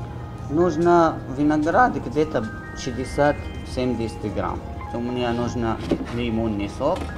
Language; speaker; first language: Russian; non-native, learner; Arabic